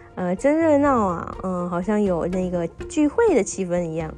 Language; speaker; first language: Chinese; non-native, fluent; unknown